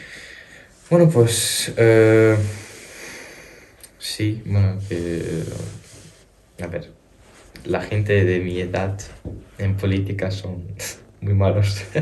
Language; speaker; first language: Spanish; early bilingual, other home language; Ukrainian